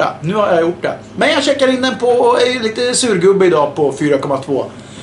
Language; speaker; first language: Swedish; native; Swedish